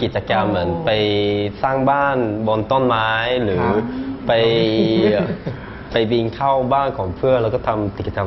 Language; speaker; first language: Thai; non-native, fluent; Swedish